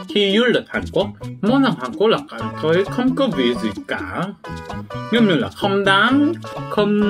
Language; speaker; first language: Vietnamese; non-native, learner; Korean